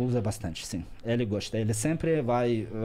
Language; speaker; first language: Portuguese; non-native, learner; Russian